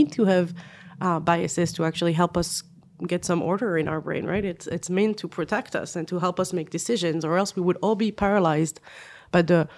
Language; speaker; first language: English; non-native, fluent; French